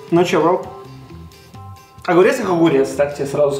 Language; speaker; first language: Russian; native; Russian